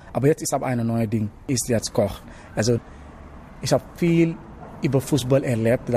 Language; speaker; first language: German; non-native, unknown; Wolof